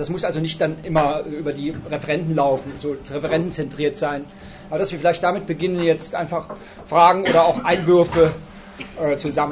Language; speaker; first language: German; native; German